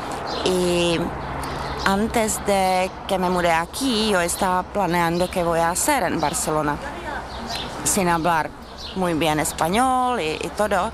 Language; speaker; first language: Spanish; non-native, fluent; Czech